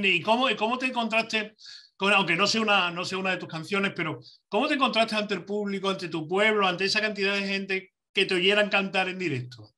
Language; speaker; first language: Spanish; native; Spanish